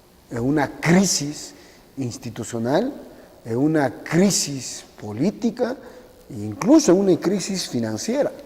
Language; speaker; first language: Spanish; native; Spanish